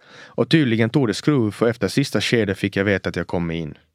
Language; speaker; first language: Swedish; native; Swedish